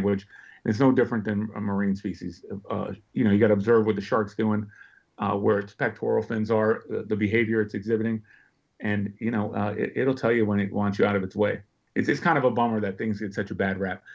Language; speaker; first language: English; native; English